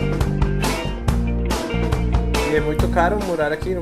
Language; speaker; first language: Spanish; non-native, learner; Portuguese